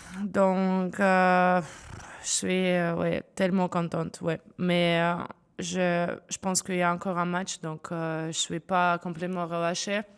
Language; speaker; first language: French; non-native, fluent; Russian